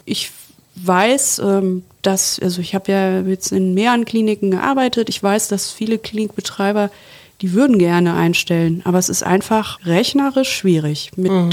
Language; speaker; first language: German; native; German